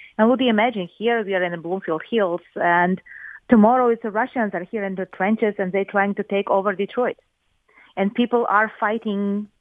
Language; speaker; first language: English; non-native, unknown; Ukrainian